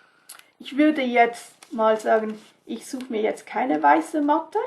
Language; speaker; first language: German; non-native, fluent; English